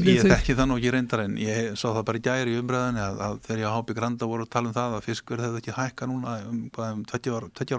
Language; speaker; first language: Icelandic; native; Icelandic